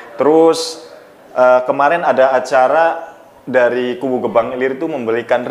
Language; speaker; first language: Indonesian; native; Indonesian